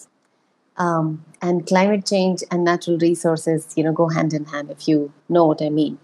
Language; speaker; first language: English; non-native, local second language; Hindi